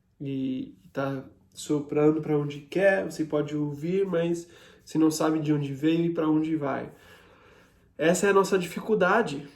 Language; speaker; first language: Portuguese; non-native, fluent; English